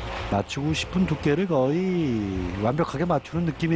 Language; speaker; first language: Korean; native; Korean